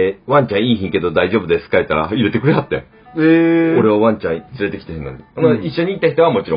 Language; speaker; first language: Japanese; native; Japanese